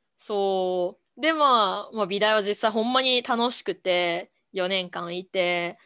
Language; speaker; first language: Japanese; early bilingual, other home language; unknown